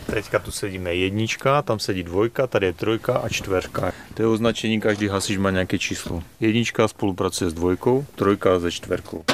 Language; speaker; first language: Czech; native; Czech